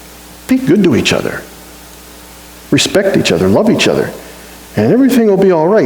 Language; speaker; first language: English; native; English